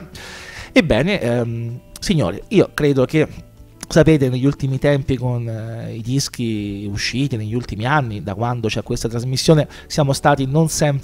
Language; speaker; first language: Italian; native; Italian